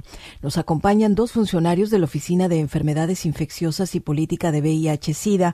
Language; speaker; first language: Spanish; native; Spanish